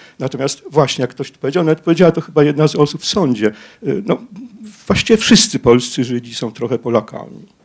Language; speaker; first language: Polish; native; Polish